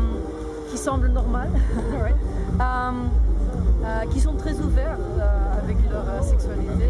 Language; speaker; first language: French; non-native, local second language; Dutch